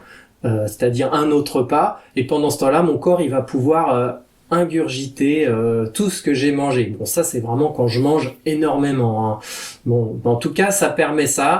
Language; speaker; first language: French; native; French